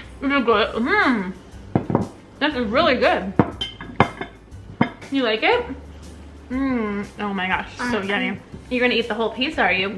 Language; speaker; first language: English; native; English